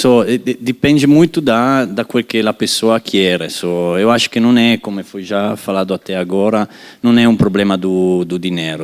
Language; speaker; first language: Portuguese; non-native, fluent; Italian